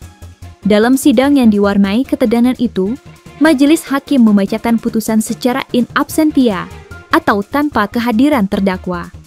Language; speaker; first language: Indonesian; native; Indonesian